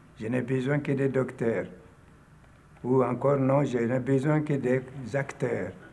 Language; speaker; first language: French; non-native, local second language; Bambara